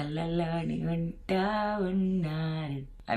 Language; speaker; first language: Telugu; early bilingual, heritage; Telugu